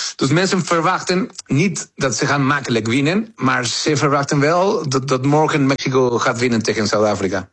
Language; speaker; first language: Dutch; non-native, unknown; Spanish